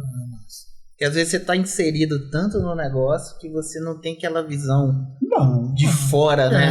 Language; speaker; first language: Portuguese; native; Portuguese